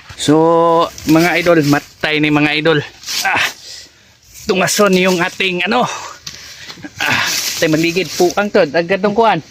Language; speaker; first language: Filipino; non-native, local second language; Cebuano